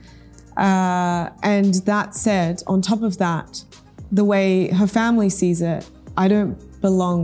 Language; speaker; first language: English; early bilingual, other home language; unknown